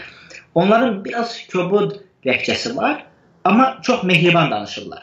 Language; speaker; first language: Azerbaijani; non-native, fluent; Turkish